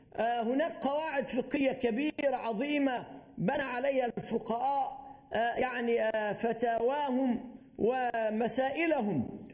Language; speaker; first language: Arabic; native; Arabic